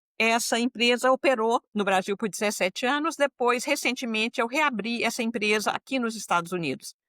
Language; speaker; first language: Portuguese; native; Portuguese